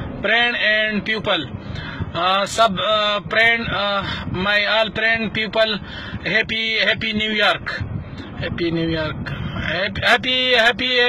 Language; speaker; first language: English; non-native, learner; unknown